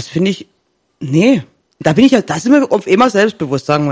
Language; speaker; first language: German; native; German